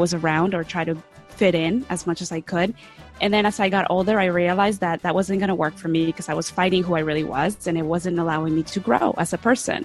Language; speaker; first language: English; early bilingual, other home language; Spanish